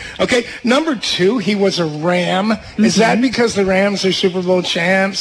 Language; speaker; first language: English; native; English